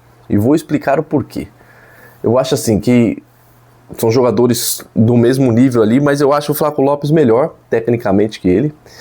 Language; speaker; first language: Portuguese; native; Portuguese